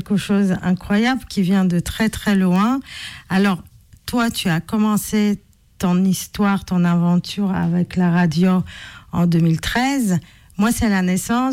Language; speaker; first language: French; non-native, fluent; Polish